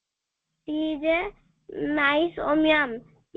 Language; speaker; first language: English; non-native, learner; Odia